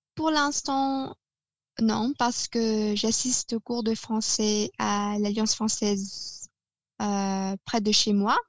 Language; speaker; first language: French; non-native, fluent; Filipino